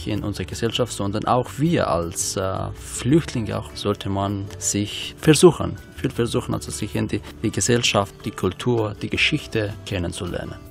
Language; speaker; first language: German; non-native, learner; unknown